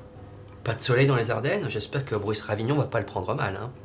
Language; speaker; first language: French; native; French